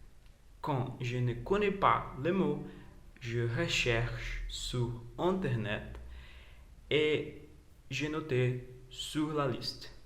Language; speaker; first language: French; non-native, learner; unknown